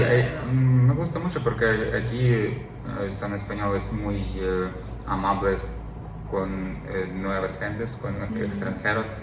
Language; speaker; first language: Spanish; non-native, learner; Ukrainian